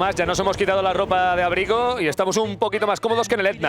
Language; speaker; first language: Spanish; native; Spanish